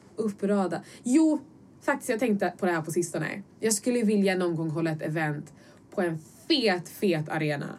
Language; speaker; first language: Swedish; early bilingual, other home language; Somali